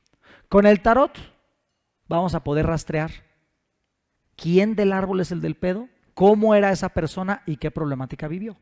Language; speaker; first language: Spanish; native; Spanish